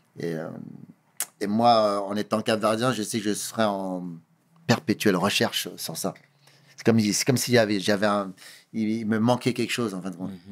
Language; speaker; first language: French; early bilingual, other home language; Kabuverdianu